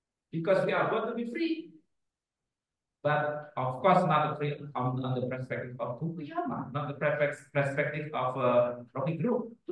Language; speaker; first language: English; non-native, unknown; Indonesian